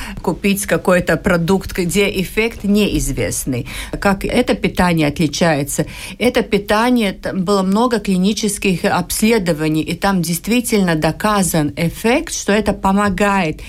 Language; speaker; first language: Russian; non-native, local second language; Latvian